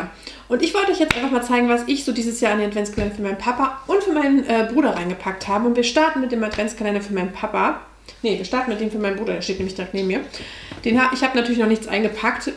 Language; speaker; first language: German; native; German